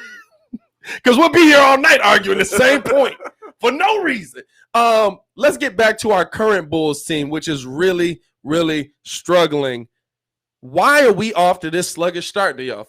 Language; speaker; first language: English; native; English